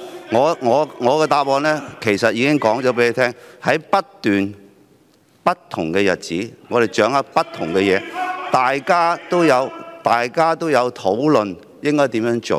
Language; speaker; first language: Chinese; non-native, local second language; Cantonese